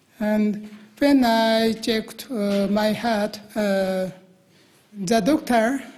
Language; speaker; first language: English; non-native, learner; Japanese